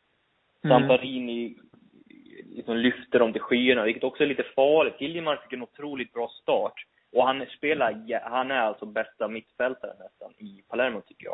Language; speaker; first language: Swedish; native; Swedish